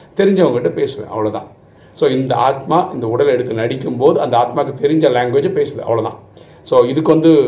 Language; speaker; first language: Tamil; non-native, local second language; Malayalam